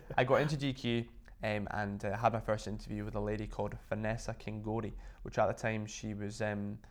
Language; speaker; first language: English; native; English